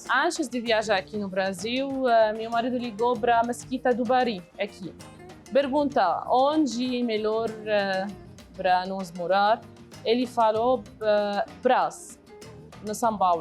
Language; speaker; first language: Portuguese; non-native, learner; Arabic